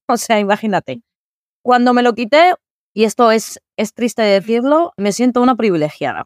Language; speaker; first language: Spanish; early bilingual, other home language; Arabic